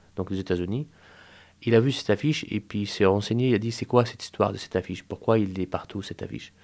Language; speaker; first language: French; non-native, fluent; Arabic